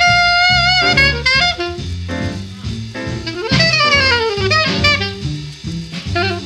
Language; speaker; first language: English; native; English